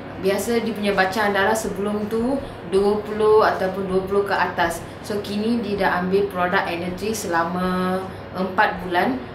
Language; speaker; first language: Malay; non-native, local second language; Tamil